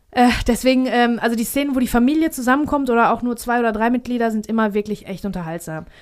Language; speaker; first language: German; early bilingual, heritage; Greek